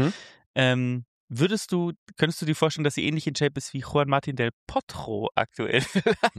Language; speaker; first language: German; native; German